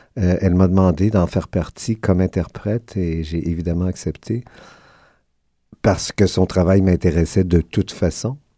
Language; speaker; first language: French; native; French